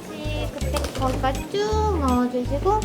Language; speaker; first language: Korean; native; Korean